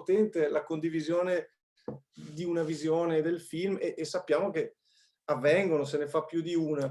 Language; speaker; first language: Italian; native; Italian